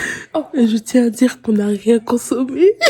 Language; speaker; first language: French; native; French